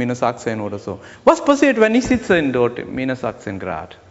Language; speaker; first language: German; non-native, learner; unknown